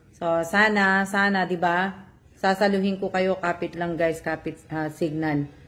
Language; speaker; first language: Filipino; native; Filipino